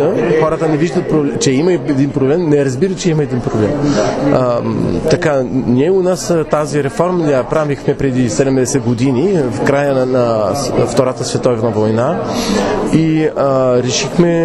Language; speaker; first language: Bulgarian; non-native, fluent; French